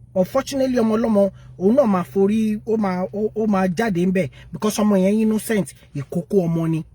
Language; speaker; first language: English; non-native, local second language; Yoruba